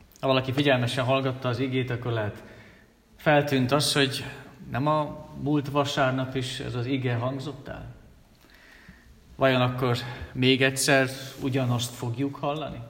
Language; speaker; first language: Hungarian; native; Hungarian